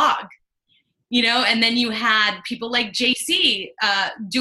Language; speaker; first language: English; native; English